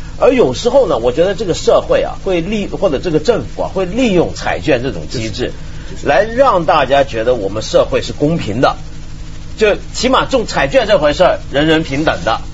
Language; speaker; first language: Chinese; non-native, local second language; Cantonese